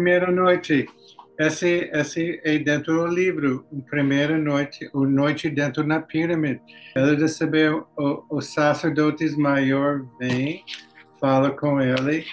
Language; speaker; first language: Portuguese; non-native, learner; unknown